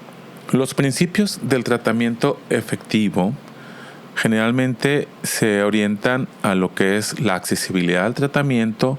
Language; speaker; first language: Spanish; native; Spanish